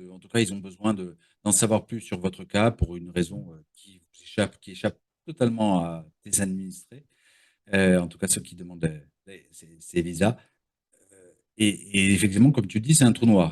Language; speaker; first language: French; native; French